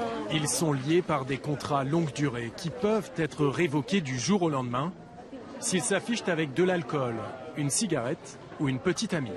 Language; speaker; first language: French; native; French